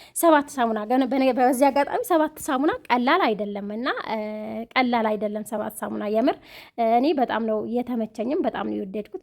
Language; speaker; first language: Amharic; native; Amharic